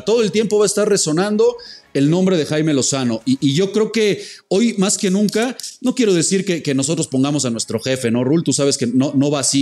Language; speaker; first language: Spanish; native; Spanish